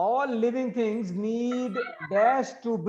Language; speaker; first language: English; non-native, learner; Arabic